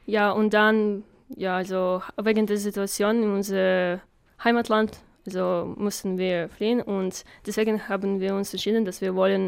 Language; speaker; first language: German; non-native, learner; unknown